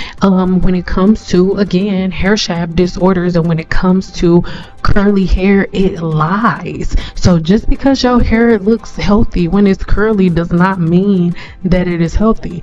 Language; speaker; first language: English; native; English